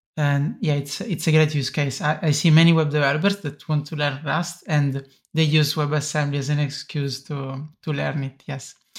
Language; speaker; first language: English; non-native, fluent; Italian